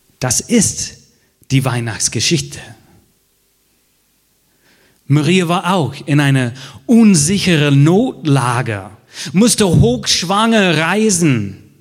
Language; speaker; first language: German; non-native, fluent; English